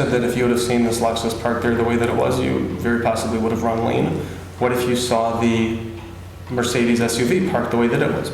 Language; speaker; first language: English; native; English